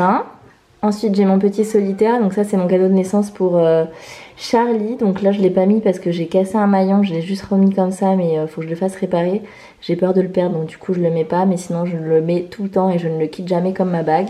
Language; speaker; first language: French; native; French